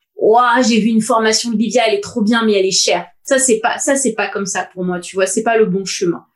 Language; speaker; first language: French; native; French